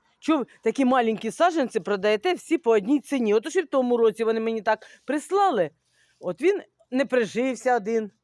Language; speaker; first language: Ukrainian; native; Ukrainian